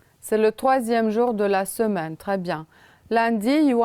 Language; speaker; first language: French; non-native, fluent; Romanian